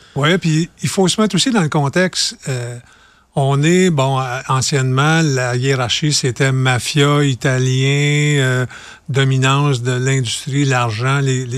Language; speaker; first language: French; native; French